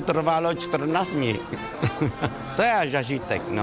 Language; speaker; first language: Czech; non-native, fluent; Vietnamese